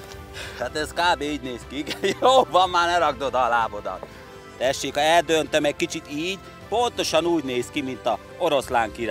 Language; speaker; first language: Hungarian; native; Hungarian